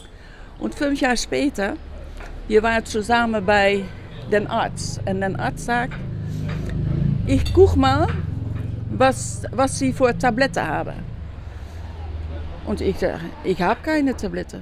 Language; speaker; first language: German; non-native, learner; Dutch